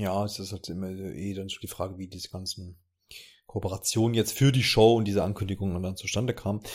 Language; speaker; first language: German; native; German